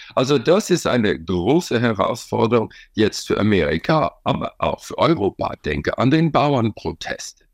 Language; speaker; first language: German; non-native, fluent; English